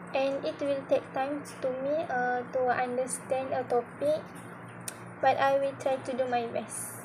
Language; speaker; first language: English; non-native, local second language; Malay